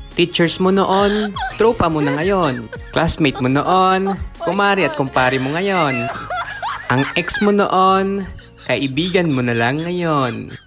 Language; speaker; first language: Filipino; non-native, local second language; Hiligaynon